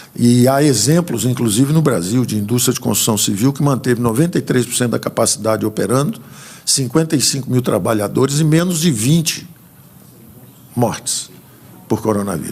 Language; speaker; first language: Portuguese; native; Portuguese